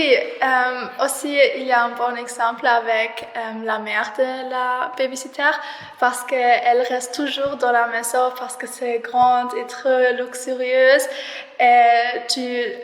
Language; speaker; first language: French; non-native, learner; German